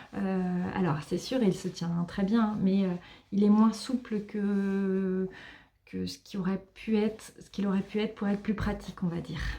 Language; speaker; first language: French; native; French